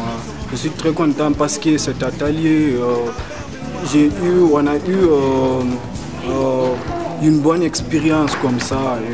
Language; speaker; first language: French; non-native, learner; Southern Sotho